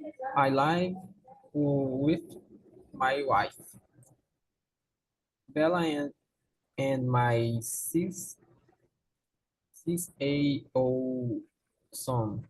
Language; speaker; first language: English; non-native, learner; Portuguese